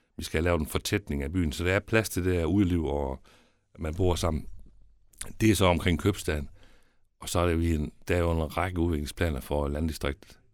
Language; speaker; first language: Danish; native; Danish